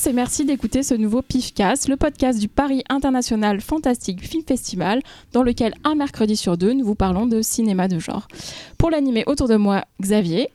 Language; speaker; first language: French; native; French